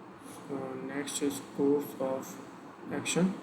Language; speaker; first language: English; non-native, learner; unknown